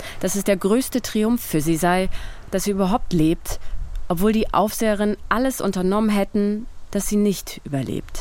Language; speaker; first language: German; native; German